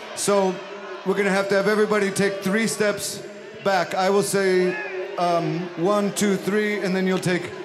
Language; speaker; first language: English; native; English